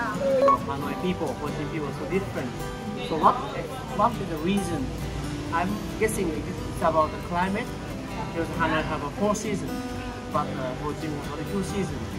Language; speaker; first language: English; non-native, learner; Japanese